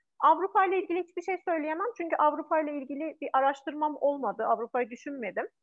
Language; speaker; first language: Turkish; non-native, fluent; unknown